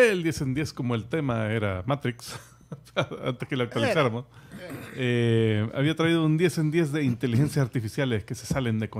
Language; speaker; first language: Spanish; native; Spanish